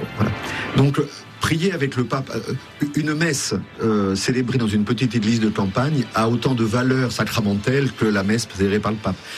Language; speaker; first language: French; native; French